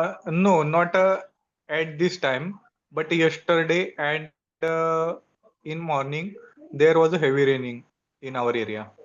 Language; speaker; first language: English; non-native, learner; Hindi